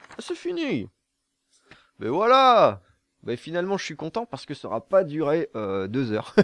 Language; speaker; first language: French; native; French